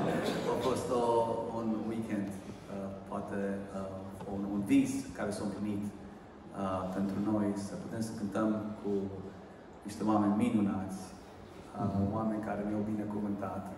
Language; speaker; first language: Romanian; early bilingual, heritage; Romanian